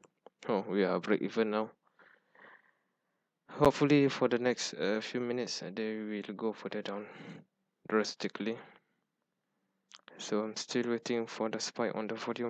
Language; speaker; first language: English; non-native, fluent; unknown